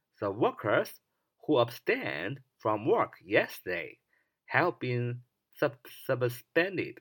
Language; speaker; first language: English; non-native, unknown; Chinese